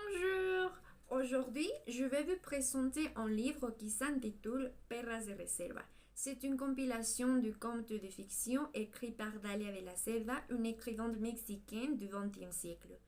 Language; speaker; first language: French; non-native, learner; Spanish